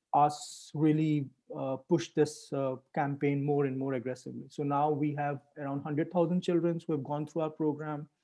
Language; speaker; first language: English; non-native, local second language; Hindi